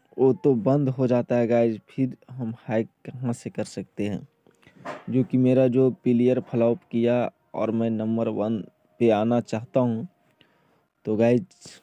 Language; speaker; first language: Hindi; native; Hindi